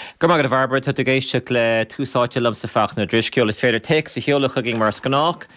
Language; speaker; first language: Irish; native; Irish